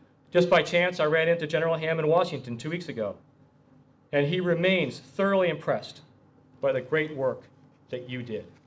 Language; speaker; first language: English; native; English